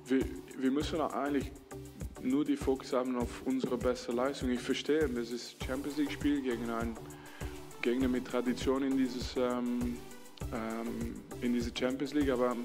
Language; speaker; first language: German; non-native, fluent; French